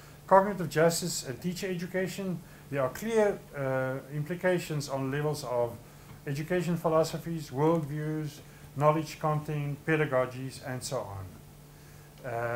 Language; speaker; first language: English; non-native, local second language; Afrikaans